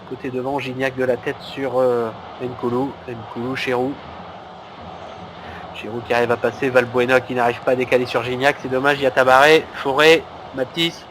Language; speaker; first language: French; native; French